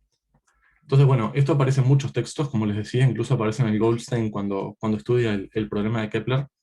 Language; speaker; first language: Spanish; native; Spanish